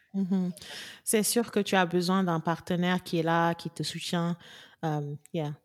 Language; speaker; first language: French; non-native, local second language; Wolof